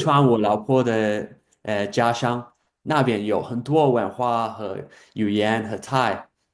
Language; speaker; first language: Chinese; non-native, fluent; English